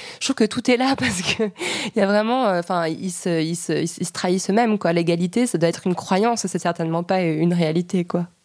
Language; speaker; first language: French; native; French